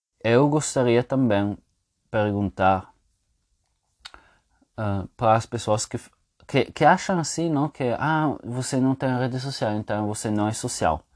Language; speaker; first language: Portuguese; non-native, fluent; French